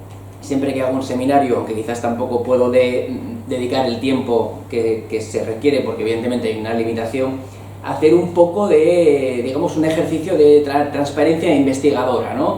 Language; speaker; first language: Spanish; native; Spanish